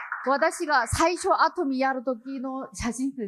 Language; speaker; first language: Japanese; non-native, learner; Chinese